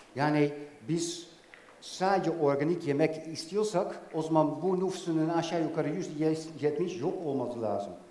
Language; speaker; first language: Turkish; non-native, fluent; Dutch